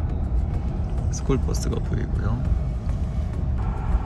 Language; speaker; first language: Korean; non-native, fluent; Mongolian